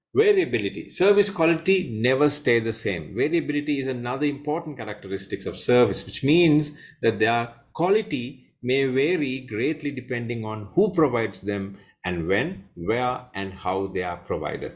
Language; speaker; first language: English; non-native, local second language; Sinhala